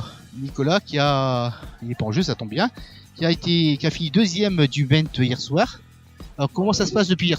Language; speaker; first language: French; native; French